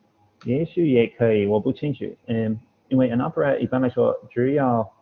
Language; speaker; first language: Chinese; non-native, fluent; English